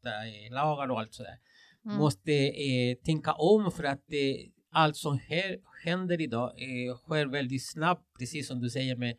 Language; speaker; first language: Swedish; non-native, fluent; Spanish